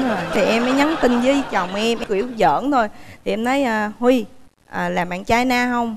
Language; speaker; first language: Vietnamese; native; Vietnamese